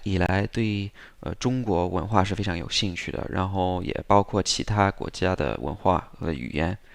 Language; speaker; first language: Chinese; non-native, fluent; English